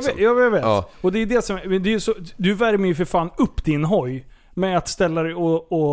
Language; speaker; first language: Swedish; native; Swedish